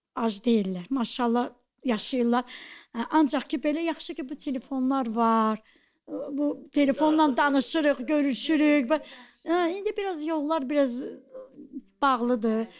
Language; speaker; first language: Azerbaijani; native; Azerbaijani